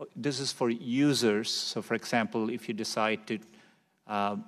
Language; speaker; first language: English; non-native, local second language; Tamil